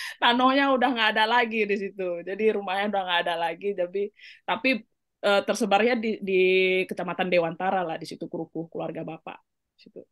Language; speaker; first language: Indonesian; non-native, local second language; Achinese